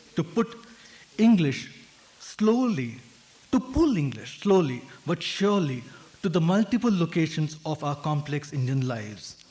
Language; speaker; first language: English; non-native, local second language; Hindi